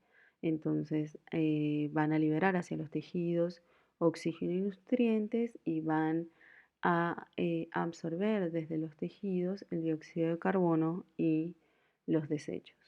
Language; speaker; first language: Spanish; native; Spanish